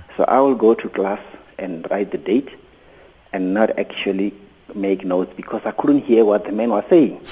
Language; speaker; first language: English; non-native, local second language; Venda